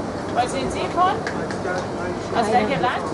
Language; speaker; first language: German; non-native, fluent; Romanian